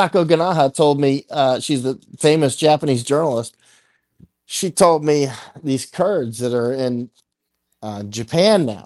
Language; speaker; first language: English; native; English